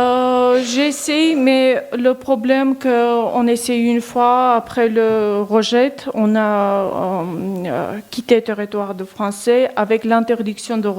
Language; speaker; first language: French; non-native, learner; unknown